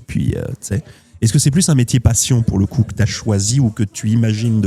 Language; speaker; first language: French; native; French